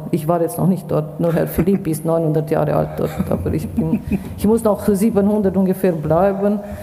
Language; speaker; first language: German; native; German